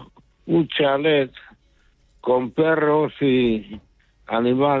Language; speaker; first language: Spanish; non-native, local second language; Basque